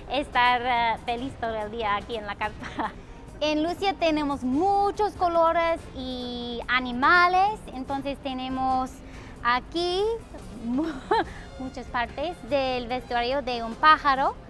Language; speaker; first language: Spanish; non-native, fluent; English